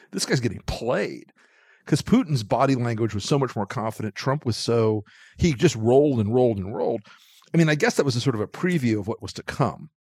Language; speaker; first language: English; native; English